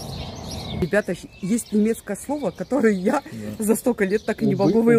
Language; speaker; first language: Russian; native; Russian